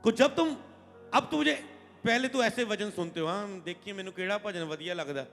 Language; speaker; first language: Hindi; non-native, local second language; Punjabi